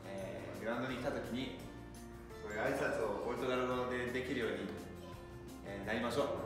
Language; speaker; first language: Japanese; non-native, fluent; Portuguese